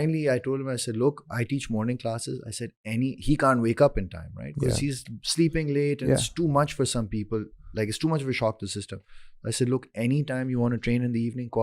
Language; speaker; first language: English; non-native, local second language; Urdu